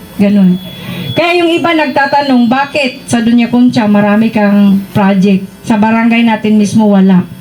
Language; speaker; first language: Filipino; non-native, local second language; Iloko